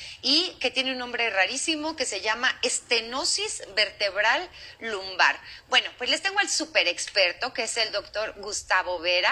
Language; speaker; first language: Spanish; native; Spanish